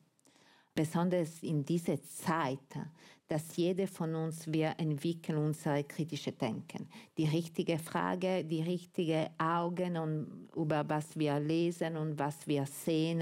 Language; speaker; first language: German; non-native, fluent; Italian